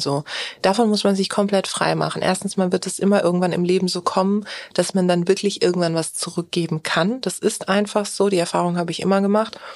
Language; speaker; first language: German; early bilingual, other home language; Turkish